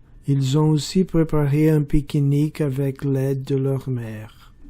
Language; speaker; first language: French; non-native, learner; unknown